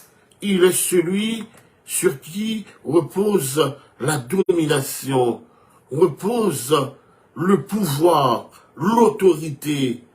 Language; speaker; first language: French; non-native, local second language; Haitian Creole